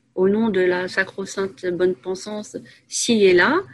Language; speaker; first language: French; native; French